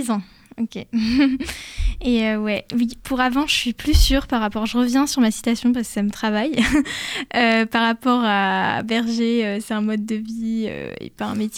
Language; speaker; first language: French; native; French